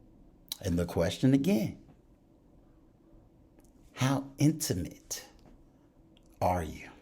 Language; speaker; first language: English; native; English